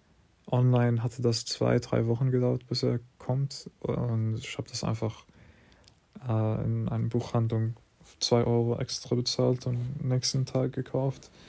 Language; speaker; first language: German; non-native, fluent; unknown